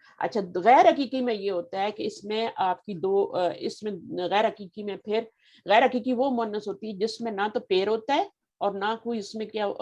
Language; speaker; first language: Urdu; native; Urdu